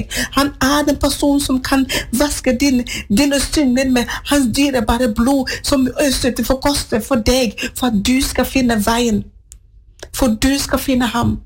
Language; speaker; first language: Swedish; non-native, learner; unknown